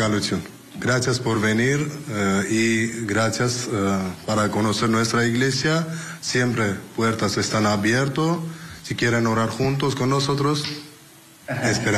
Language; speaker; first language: Spanish; non-native, learner; Armenian